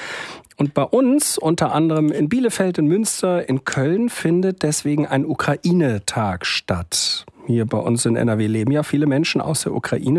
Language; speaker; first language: German; native; German